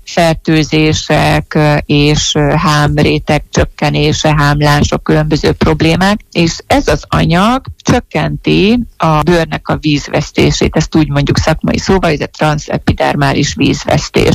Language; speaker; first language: Hungarian; native; Hungarian